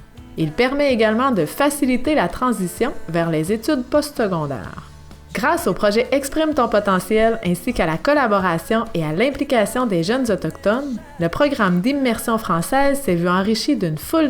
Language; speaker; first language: French; native; French